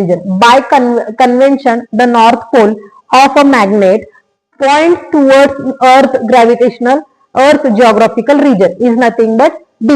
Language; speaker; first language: English; non-native, local second language; Marathi